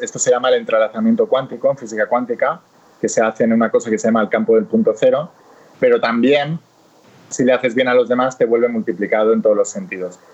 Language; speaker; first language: Spanish; native; Spanish